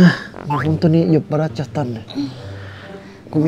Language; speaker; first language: Japanese; non-native, learner; Vietnamese